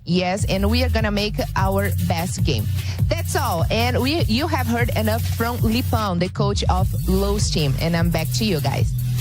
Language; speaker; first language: English; non-native, fluent; Portuguese